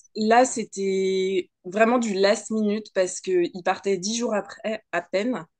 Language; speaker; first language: French; native; French